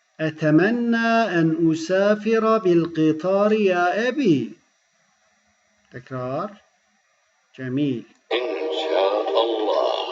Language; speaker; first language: Arabic; non-native, fluent; Turkish